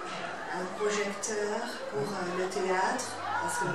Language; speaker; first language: French; non-native, fluent; Arabic